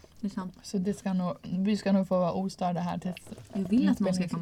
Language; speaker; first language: Swedish; native; Swedish